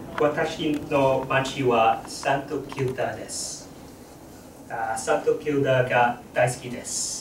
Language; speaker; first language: Japanese; non-native, learner; English